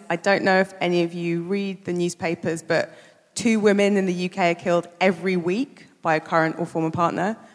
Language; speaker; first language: English; native; English